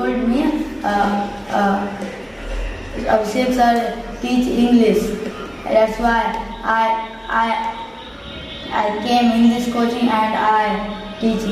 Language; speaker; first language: English; non-native, learner; Hindi